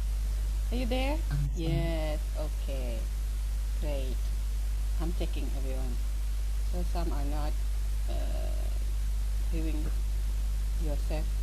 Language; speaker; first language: English; non-native, fluent; Indonesian